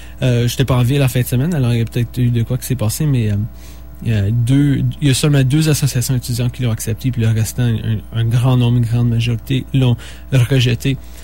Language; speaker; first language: French; native; French